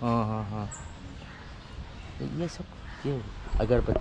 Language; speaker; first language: Hindi; non-native, local second language; Mizo